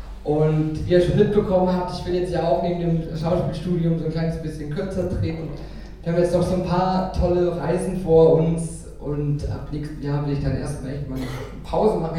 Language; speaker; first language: German; native; German